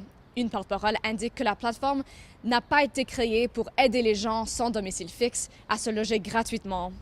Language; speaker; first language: French; native; French